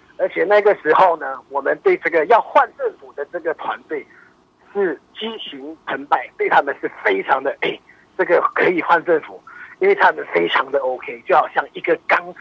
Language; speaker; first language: Chinese; native; Chinese